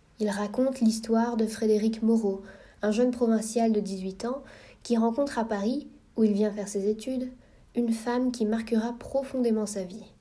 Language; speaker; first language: French; native; French